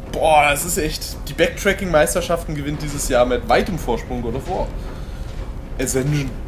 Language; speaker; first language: German; native; German